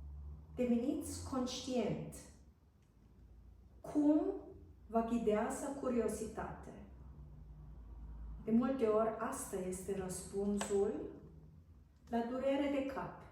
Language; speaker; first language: Romanian; non-native, fluent; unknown